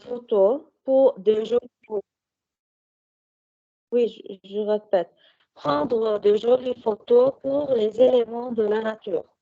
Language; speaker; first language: French; non-native, learner; Arabic